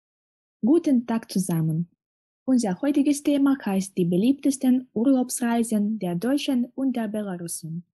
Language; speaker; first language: German; non-native, fluent; Russian